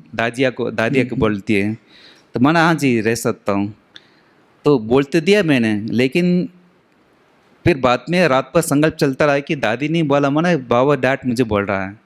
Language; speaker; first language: Hindi; non-native, local second language; Tamil